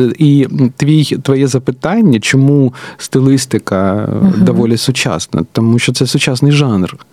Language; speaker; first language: Ukrainian; non-native, local second language; Russian